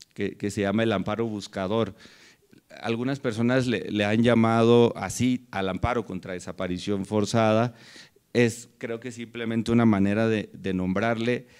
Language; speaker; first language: Spanish; native; Spanish